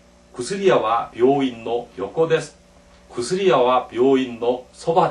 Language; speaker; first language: Japanese; non-native, fluent; Korean